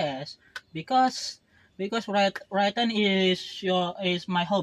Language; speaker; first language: English; non-native, learner; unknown